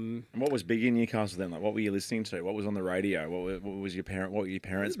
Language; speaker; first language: English; native; English